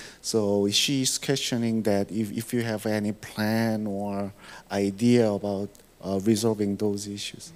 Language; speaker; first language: English; non-native, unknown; Korean